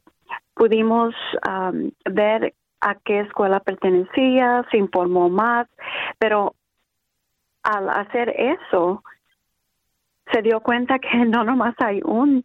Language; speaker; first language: Spanish; early bilingual, other home language; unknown